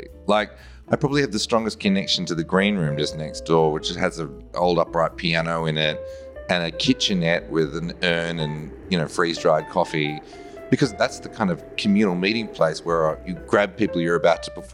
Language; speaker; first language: English; native; English